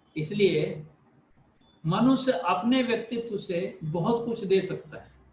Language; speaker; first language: Hindi; native; Hindi